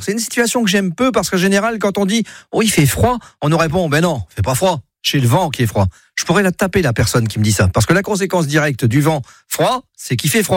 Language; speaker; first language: French; native; French